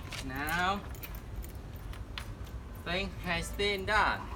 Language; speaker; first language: English; non-native, learner; Vietnamese